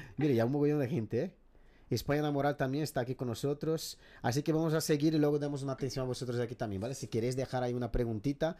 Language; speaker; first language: Spanish; non-native, fluent; Portuguese